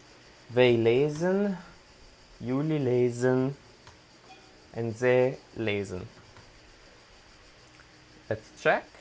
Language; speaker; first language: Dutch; non-native, fluent; Italian